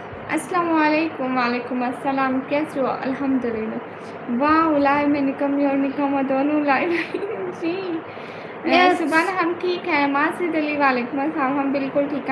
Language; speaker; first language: Hindi; non-native, local second language; Punjabi